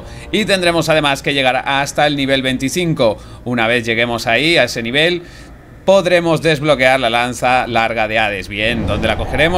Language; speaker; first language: Spanish; native; Spanish